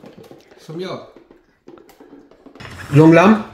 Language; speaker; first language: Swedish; early bilingual, other home language; Vietnamese